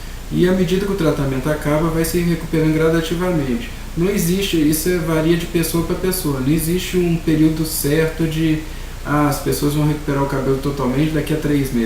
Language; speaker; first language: Portuguese; native; Portuguese